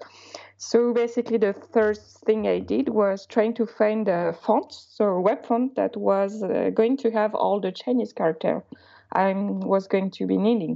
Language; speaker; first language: English; non-native, fluent; Swiss German